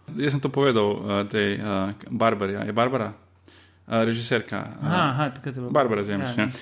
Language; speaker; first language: Slovenian; native; Slovenian